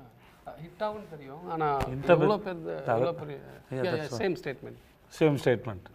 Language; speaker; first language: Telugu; non-native, local second language; Tamil